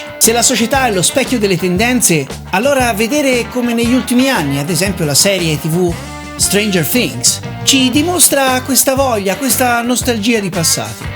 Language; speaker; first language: Italian; native; Italian